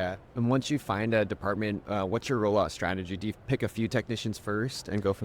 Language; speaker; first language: English; native; English